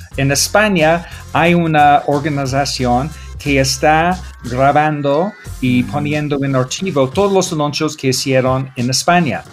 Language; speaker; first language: Spanish; non-native, learner; English